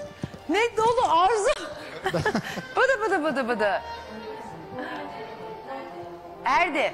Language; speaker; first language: Turkish; native; Turkish